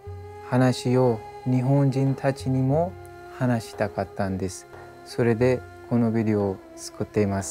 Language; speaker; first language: Japanese; non-native, learner; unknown